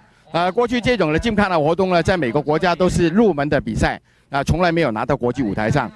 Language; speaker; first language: Chinese; native; Chinese